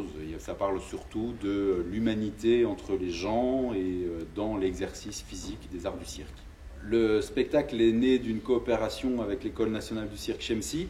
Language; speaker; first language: French; native; French